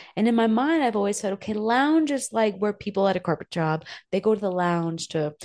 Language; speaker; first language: English; native; English